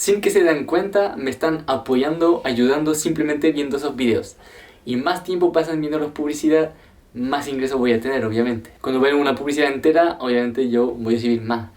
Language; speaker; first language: Spanish; non-native, fluent; French